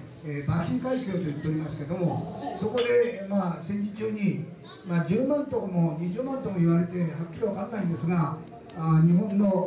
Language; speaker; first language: Japanese; native; Japanese